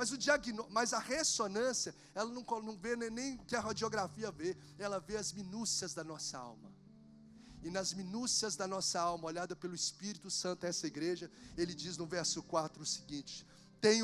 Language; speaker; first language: Portuguese; native; Portuguese